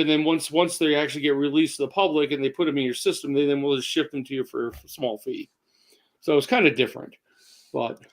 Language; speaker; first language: English; native; English